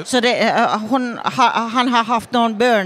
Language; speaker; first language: Swedish; non-native, fluent; Finnish